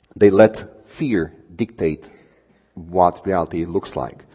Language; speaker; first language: English; non-native, fluent; Romanian